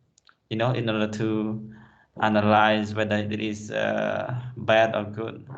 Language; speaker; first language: English; non-native, fluent; Khmer